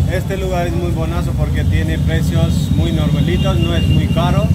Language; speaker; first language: Spanish; non-native, learner; Hindi